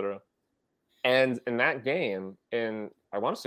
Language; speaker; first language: English; native; English